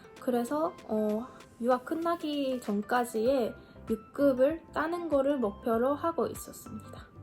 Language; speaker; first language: Korean; non-native, fluent; Japanese